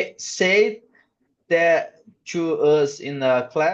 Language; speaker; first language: English; non-native, learner; Portuguese